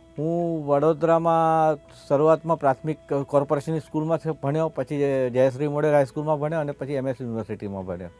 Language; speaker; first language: Gujarati; non-native, local second language; Marathi